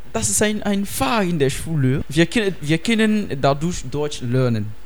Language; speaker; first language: German; non-native, learner; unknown